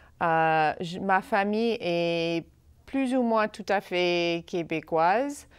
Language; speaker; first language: French; non-native, fluent; English